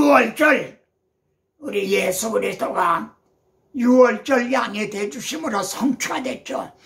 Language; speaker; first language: Korean; native; Korean